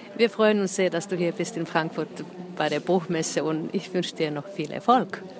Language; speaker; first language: German; non-native, fluent; Finnish